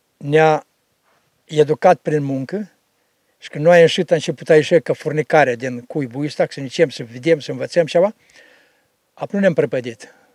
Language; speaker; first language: Romanian; native; Romanian